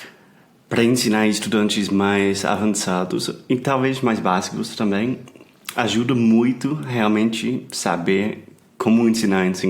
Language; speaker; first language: Portuguese; non-native, fluent; English